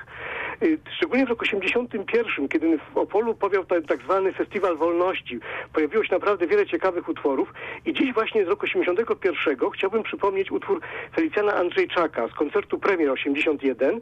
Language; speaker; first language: Polish; native; Polish